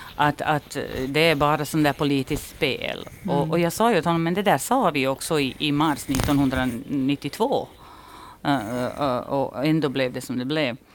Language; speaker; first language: Swedish; non-native, fluent; Bosnian